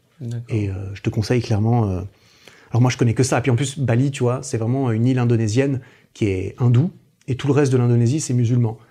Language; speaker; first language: French; native; French